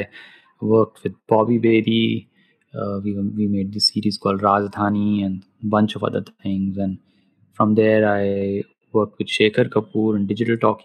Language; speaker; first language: English; non-native, local second language; Hindi